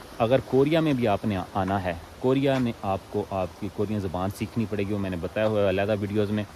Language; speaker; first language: Urdu; non-native, local second language; Punjabi